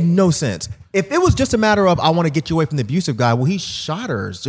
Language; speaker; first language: English; native; English